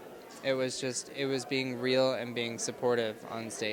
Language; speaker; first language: English; native; English